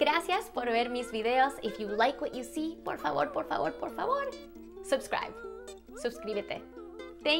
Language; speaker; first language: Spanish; early bilingual, heritage; Spanish